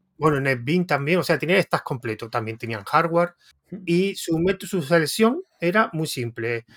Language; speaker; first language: Spanish; native; Spanish